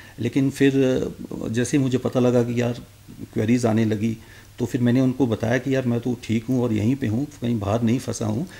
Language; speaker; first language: Hindi; native; Hindi